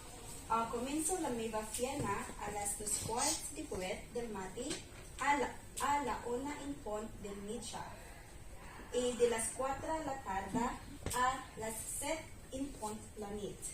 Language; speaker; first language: Catalan; non-native, learner; Filipino